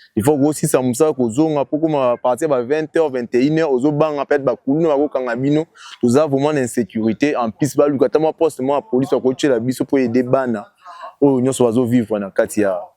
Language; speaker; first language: Lingala; native; Lingala